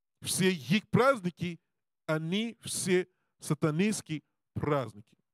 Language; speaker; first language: Russian; non-native, learner; Serbian